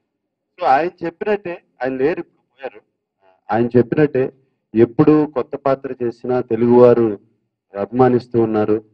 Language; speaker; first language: Telugu; native; Telugu